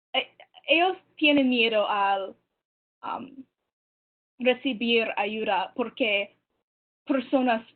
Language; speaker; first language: Spanish; non-native, learner; English